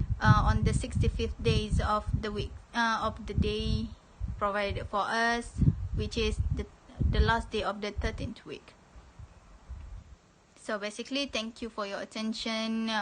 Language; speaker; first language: English; non-native, local second language; Malay